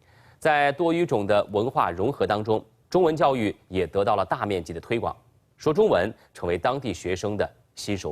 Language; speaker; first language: Chinese; native; Chinese